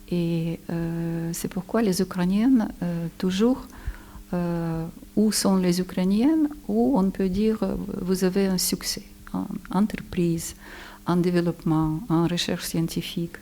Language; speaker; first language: French; non-native, fluent; Ukrainian